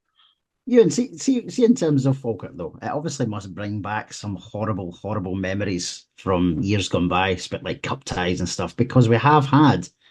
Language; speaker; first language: English; native; English